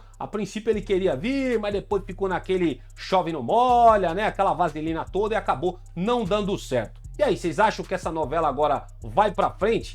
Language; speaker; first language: Portuguese; native; Portuguese